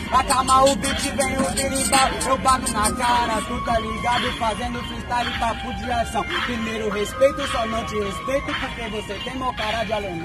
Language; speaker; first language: Portuguese; native; Portuguese